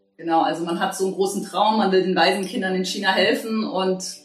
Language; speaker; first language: German; native; German